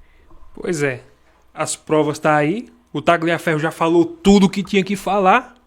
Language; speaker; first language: Portuguese; native; Portuguese